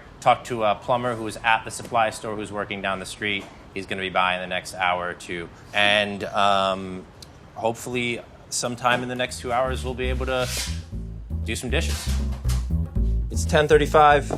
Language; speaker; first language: English; native; English